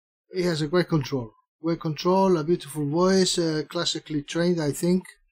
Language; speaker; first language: English; non-native, fluent; Spanish